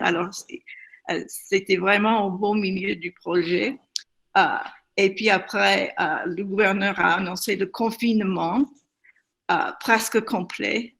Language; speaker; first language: French; non-native, fluent; English